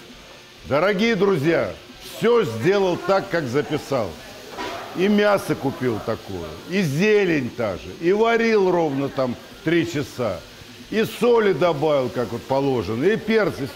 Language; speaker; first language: Russian; native; Russian